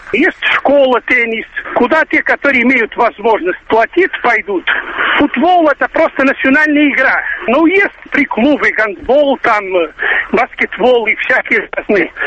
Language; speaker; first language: Russian; non-native, fluent; Portuguese